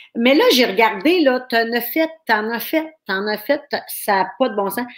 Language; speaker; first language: French; native; French